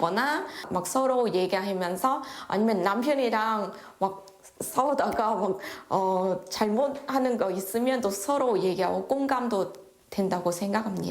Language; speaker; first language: Korean; non-native, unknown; Vietnamese